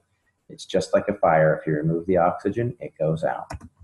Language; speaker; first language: English; native; English